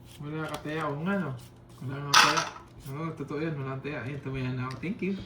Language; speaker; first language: Filipino; non-native, local second language; Pampanga